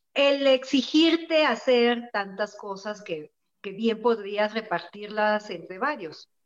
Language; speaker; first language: Spanish; native; Spanish